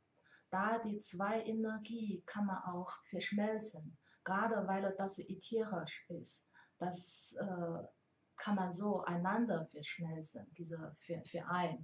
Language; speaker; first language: German; non-native, learner; Chinese